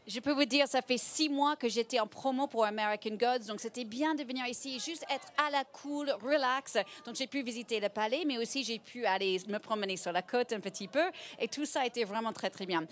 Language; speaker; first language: French; native; French